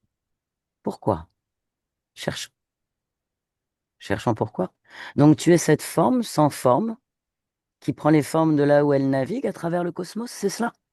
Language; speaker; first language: French; native; French